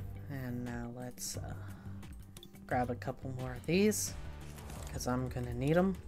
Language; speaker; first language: English; native; English